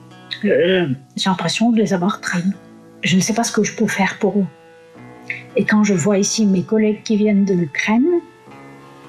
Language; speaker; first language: French; non-native, fluent; Russian